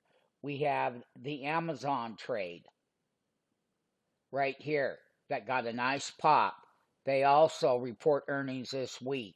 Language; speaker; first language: English; native; English